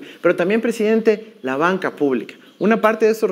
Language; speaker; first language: Spanish; native; Spanish